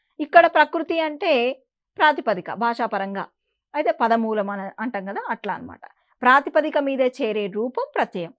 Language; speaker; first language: Telugu; native; Telugu